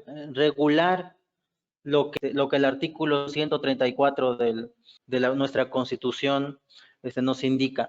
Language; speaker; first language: Spanish; native; Spanish